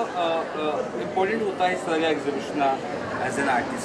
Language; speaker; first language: Hindi; native; Hindi